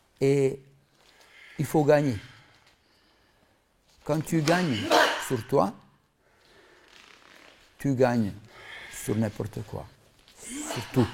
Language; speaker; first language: French; non-native, fluent; Macedonian